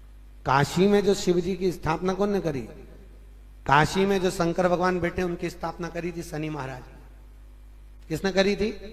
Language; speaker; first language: Hindi; native; Hindi